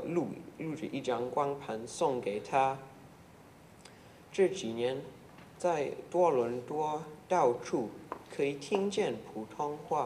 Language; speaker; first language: Chinese; non-native, learner; English